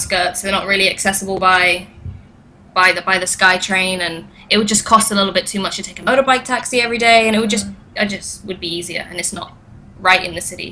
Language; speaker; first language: English; native; English